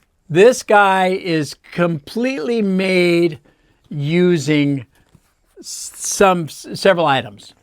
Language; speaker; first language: English; native; English